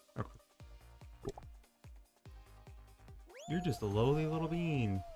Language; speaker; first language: English; native; English